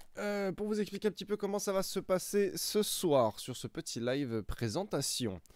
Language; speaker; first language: French; native; French